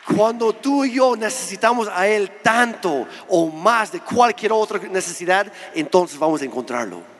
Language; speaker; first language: Spanish; non-native, fluent; English